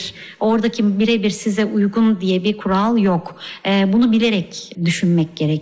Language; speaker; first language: Turkish; native; Turkish